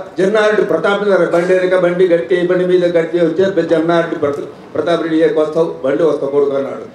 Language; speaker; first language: Telugu; native; Telugu